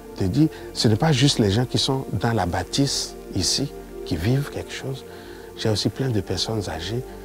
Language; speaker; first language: French; non-native, local second language; Yoruba